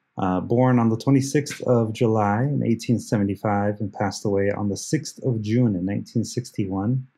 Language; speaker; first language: English; early bilingual, other home language; Spanish